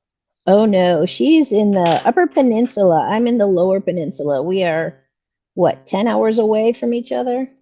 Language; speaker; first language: English; native; English